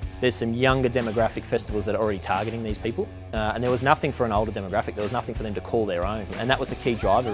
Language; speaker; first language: English; native; English